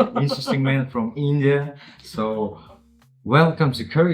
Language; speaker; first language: English; non-native, learner; Kyrgyz